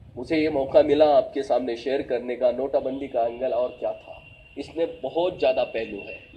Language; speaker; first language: Hindi; native; Hindi